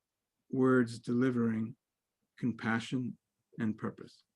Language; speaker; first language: English; native; English